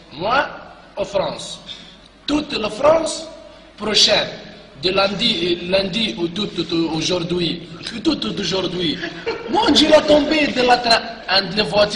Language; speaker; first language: French; non-native, learner; Arabic